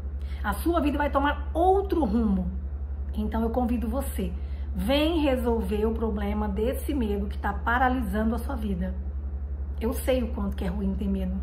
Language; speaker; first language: Portuguese; native; Portuguese